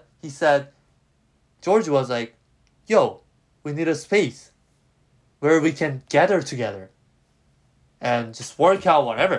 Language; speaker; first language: English; non-native, fluent; Korean